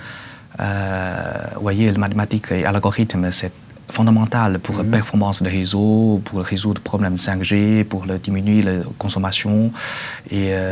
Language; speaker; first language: French; non-native, learner; Chinese